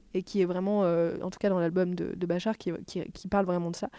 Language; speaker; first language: French; native; French